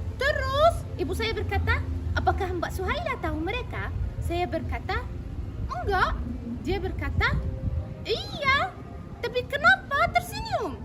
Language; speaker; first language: Indonesian; non-native, fluent; Arabic